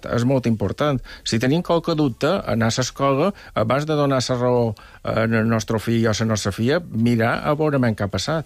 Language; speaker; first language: Catalan; native; Catalan